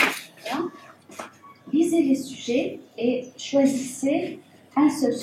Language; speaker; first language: French; non-native, fluent; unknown